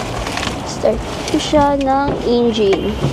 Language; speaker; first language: Filipino; non-native, local second language; Hiligaynon